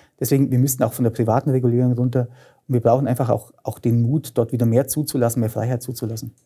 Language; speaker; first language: German; native; German